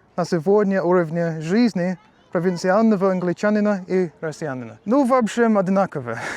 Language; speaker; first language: Russian; non-native, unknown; English